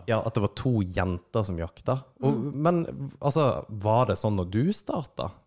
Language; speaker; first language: Norwegian; native; Norwegian